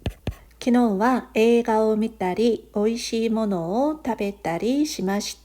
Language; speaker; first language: Japanese; non-native, fluent; Korean